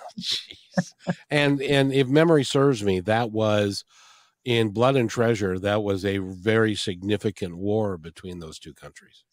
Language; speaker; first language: English; native; English